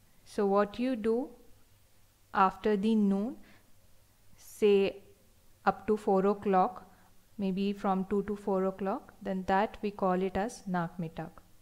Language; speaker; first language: English; non-native, local second language; Hindi